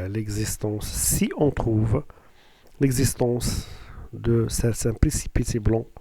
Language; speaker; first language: French; non-native, local second language; Arabic